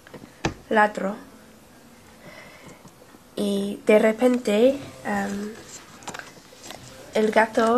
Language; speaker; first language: Spanish; non-native, learner; English